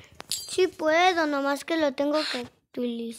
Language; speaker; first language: Spanish; native; Spanish